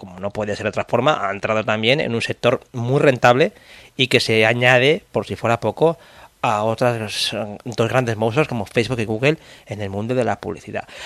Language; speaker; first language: Spanish; native; Spanish